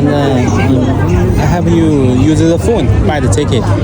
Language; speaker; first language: English; non-native, learner; Chinese